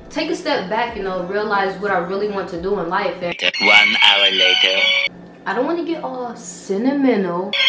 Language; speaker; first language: English; native; English